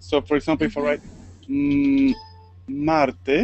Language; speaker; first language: English; non-native, fluent; Spanish